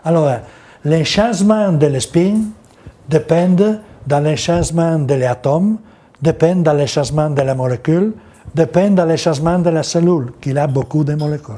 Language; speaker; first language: French; non-native, learner; Italian